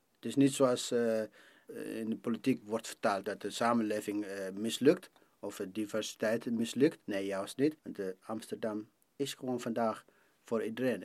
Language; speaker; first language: Dutch; non-native, fluent; Amharic